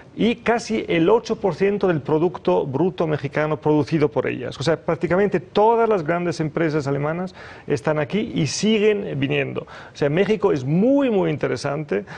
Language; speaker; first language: Spanish; early bilingual, other home language; German